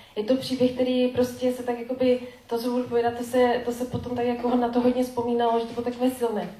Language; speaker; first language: Czech; native; Czech